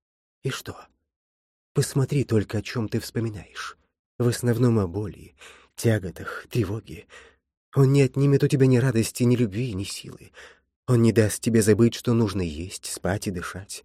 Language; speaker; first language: Russian; native; Russian